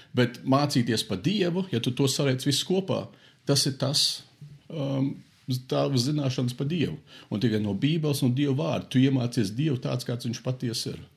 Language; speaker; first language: Latvian; early bilingual, heritage; Latvian